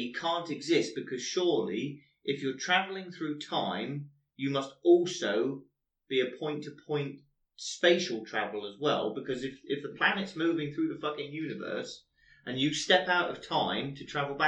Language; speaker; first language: English; native; English